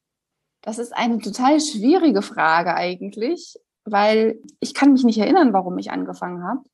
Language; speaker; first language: German; native; German